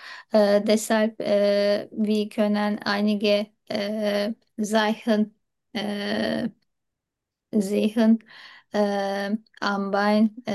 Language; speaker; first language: German; non-native, learner; Turkish